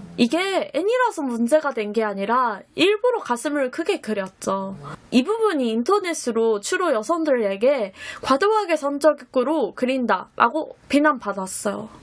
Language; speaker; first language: Korean; non-native, fluent; Japanese